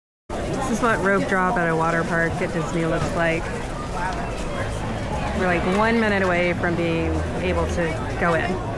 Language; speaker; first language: English; native; English